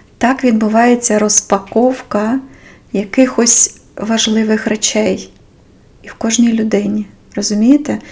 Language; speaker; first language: Ukrainian; non-native, local second language; Russian